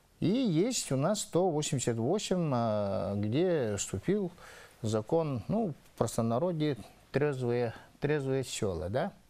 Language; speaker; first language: Russian; non-native, local second language; Yakut